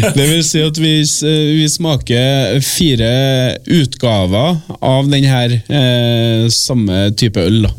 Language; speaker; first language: Norwegian; native; Norwegian